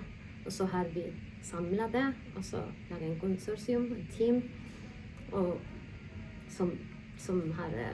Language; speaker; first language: Norwegian; non-native, fluent; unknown